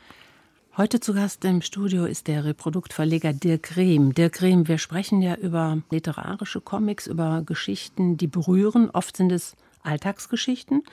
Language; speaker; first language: German; native; German